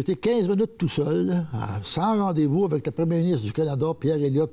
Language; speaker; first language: French; native; French